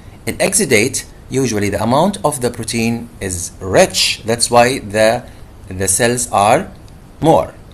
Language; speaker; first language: English; non-native, fluent; Arabic